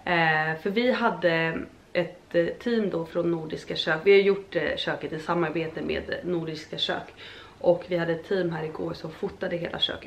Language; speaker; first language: Swedish; native; Swedish